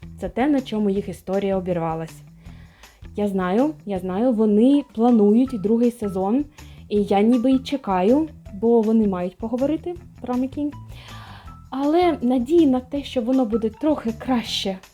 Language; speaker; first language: Ukrainian; non-native, local second language; Russian